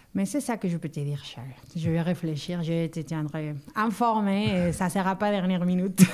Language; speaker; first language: French; non-native, fluent; Spanish